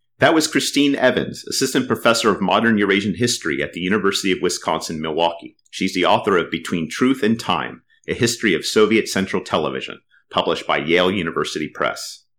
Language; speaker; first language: English; native; English